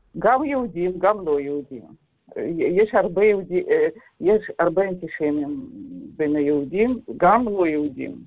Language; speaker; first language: Hebrew; non-native, fluent; Russian